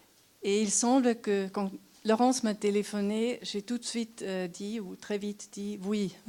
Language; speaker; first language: French; non-native, local second language; German